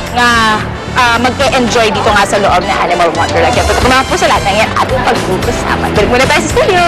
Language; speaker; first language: Filipino; native; Filipino